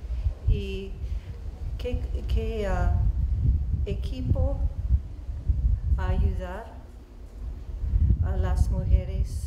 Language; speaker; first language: Spanish; non-native, learner; English